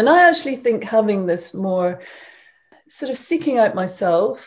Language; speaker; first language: English; native; English